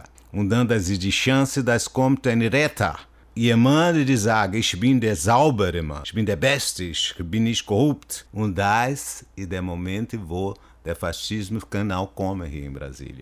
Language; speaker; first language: German; non-native, learner; Portuguese